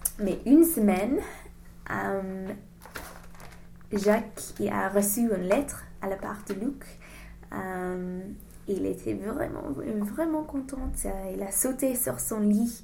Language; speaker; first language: French; non-native, learner; English